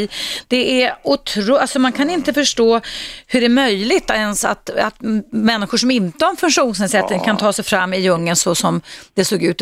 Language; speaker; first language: Swedish; native; Swedish